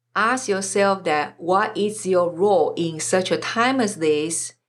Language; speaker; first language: English; non-native, fluent; Chinese